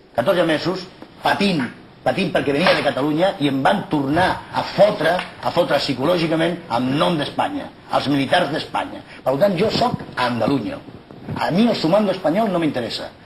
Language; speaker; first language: Catalan; non-native, local second language; Spanish